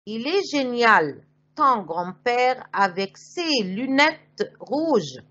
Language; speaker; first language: French; non-native, fluent; Arabic